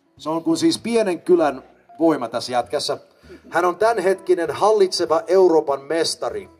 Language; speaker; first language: Finnish; early bilingual, heritage; Finnish